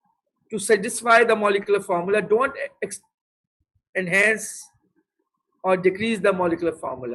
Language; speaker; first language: English; non-native, local second language; Urdu